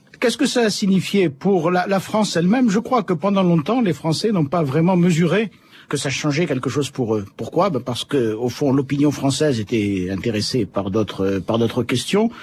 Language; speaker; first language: French; native; French